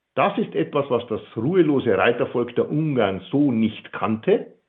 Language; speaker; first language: German; native; German